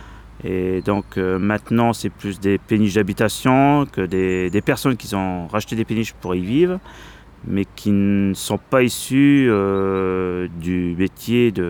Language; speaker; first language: French; native; French